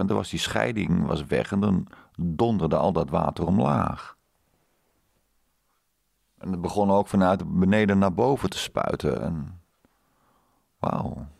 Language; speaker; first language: Dutch; native; Dutch